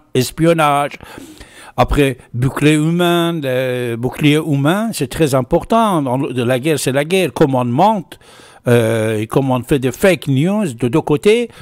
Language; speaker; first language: French; non-native, fluent; Persian